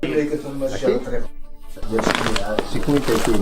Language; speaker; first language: Spanish; non-native, learner; Arabic